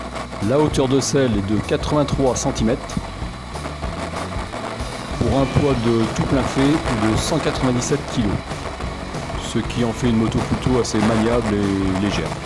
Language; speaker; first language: French; native; French